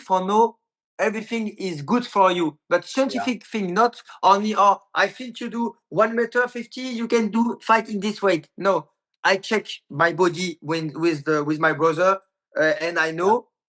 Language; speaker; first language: English; non-native, learner; French